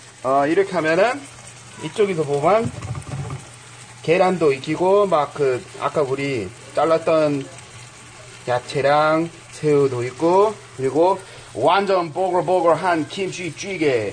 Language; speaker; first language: Korean; non-native, fluent; English